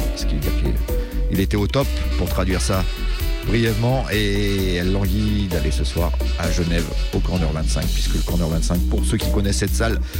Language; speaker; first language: French; native; French